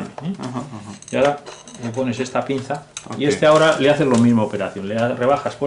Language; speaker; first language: Spanish; native; Spanish